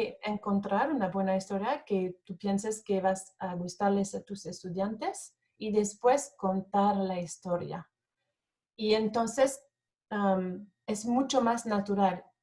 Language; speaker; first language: Spanish; non-native, fluent; French